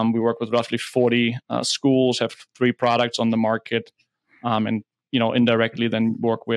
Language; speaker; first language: English; non-native, fluent; German